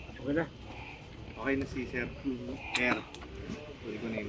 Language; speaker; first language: Filipino; native; Filipino